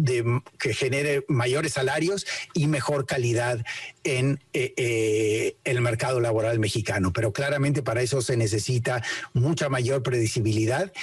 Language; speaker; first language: Spanish; native; Spanish